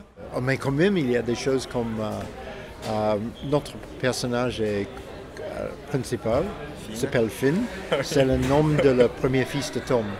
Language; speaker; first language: French; non-native, fluent; English